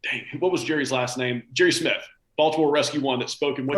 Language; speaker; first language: English; native; English